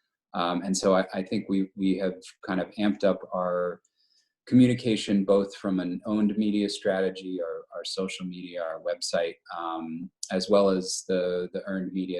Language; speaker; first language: English; native; English